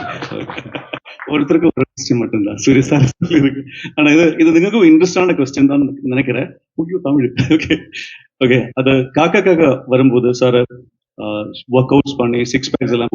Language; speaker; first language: Tamil; non-native, local second language; Malayalam